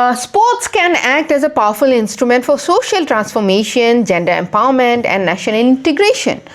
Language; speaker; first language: English; non-native, local second language; Assamese